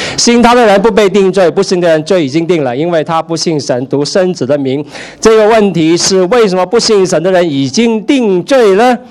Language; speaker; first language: Chinese; native; Chinese